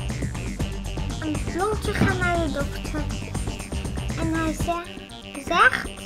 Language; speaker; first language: Dutch; non-native, learner; Arabic